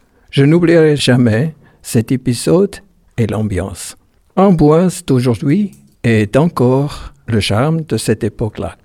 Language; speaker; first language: French; non-native, fluent; German